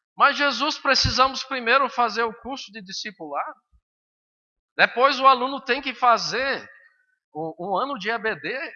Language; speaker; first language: Portuguese; early bilingual, other home language; English